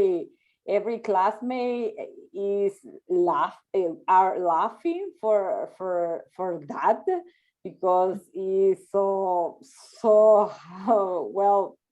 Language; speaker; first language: English; non-native, learner; Spanish